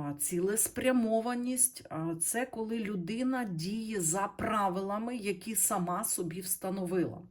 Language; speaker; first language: Ukrainian; non-native, local second language; Russian